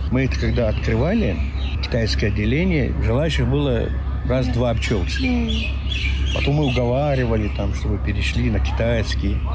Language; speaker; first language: Russian; non-native, local second language; Tajik